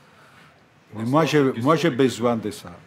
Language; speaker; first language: French; non-native, fluent; Italian